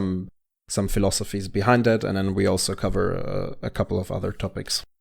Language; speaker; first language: English; non-native, fluent; German